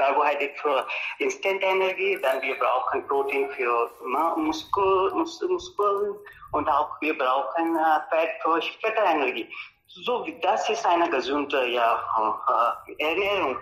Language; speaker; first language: German; non-native, learner; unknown